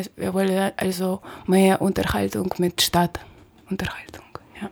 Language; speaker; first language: German; non-native, learner; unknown